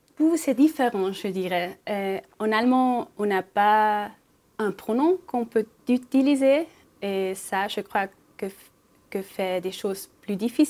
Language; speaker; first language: French; non-native, local second language; German